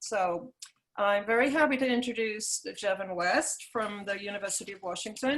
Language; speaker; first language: English; native; English